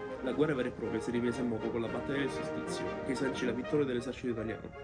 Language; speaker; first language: Italian; native; Italian